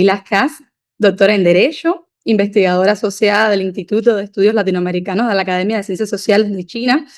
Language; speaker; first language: Spanish; native; Spanish